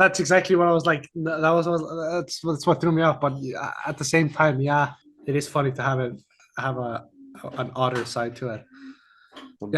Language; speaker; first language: English; non-native, fluent; Icelandic